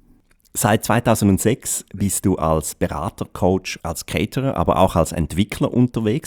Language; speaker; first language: German; native; German